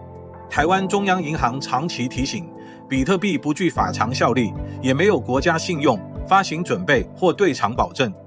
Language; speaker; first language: Chinese; native; Chinese